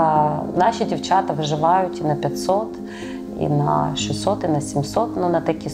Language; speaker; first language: Ukrainian; native; Ukrainian